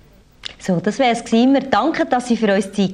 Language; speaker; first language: German; native; German